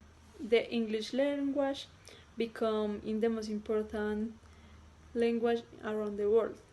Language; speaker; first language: English; non-native, learner; Spanish